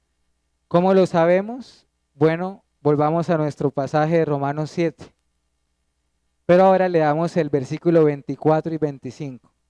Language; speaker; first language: Spanish; native; Spanish